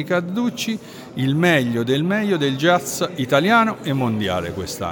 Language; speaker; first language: Italian; native; Italian